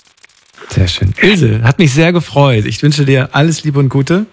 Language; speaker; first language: German; native; German